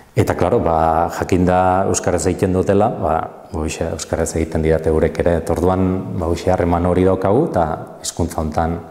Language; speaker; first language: Basque; native; Basque